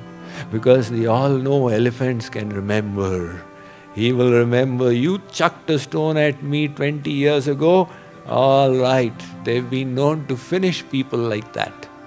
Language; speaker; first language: English; non-native, local second language; Hindi